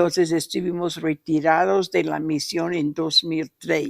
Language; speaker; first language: Spanish; non-native, fluent; English